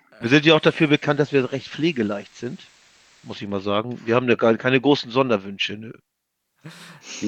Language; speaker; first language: German; native; German